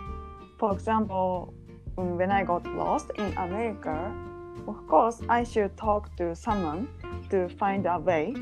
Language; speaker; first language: English; non-native, learner; Japanese